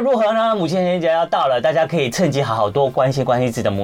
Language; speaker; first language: Chinese; native; Chinese